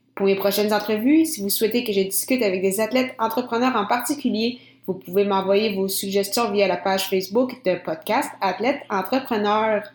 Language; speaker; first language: French; native; French